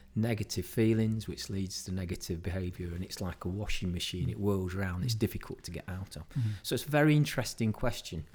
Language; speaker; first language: English; native; English